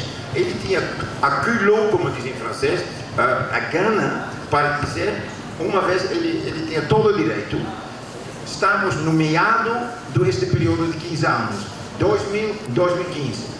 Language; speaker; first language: Portuguese; non-native, fluent; Dutch